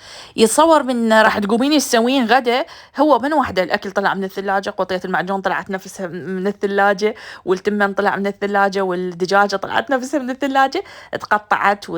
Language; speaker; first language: Arabic; native; Arabic